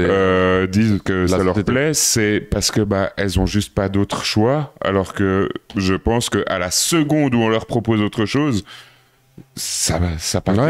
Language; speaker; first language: French; native; French